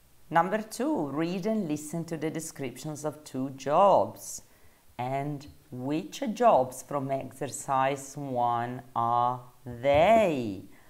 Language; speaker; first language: English; non-native, fluent; Italian